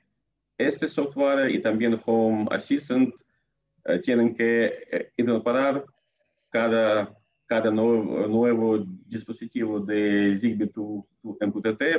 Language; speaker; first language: Spanish; non-native, fluent; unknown